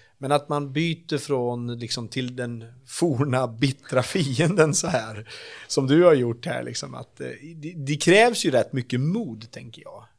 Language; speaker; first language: Swedish; native; Swedish